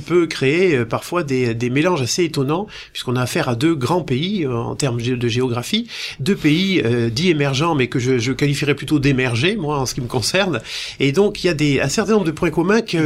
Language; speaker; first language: French; native; French